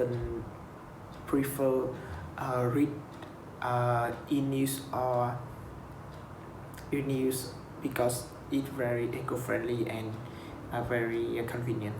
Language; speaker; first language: English; non-native, learner; Vietnamese